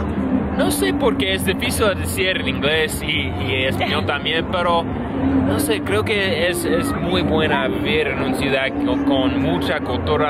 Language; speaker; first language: Spanish; non-native, learner; English